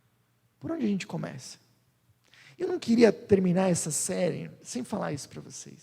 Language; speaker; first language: Portuguese; native; Portuguese